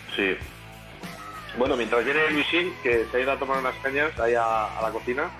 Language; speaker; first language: Spanish; native; Spanish